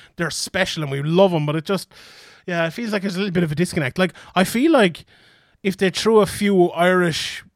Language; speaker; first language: English; native; English